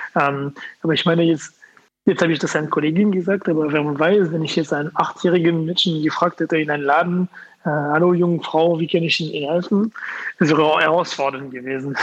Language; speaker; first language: German; non-native, fluent; French